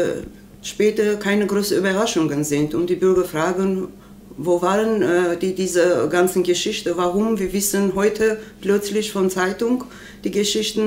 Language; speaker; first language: German; non-native, learner; Armenian